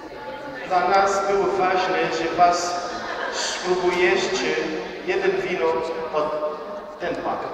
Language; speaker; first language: Polish; non-native, learner; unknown